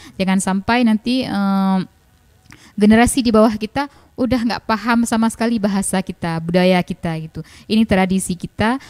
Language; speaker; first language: Indonesian; non-native, local second language; Achinese